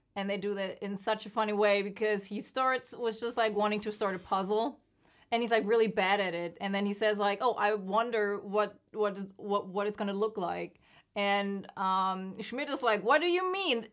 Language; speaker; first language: English; non-native, fluent; German